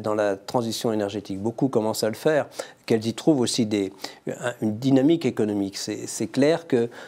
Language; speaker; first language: French; native; French